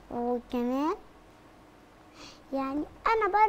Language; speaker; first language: Arabic; native; Arabic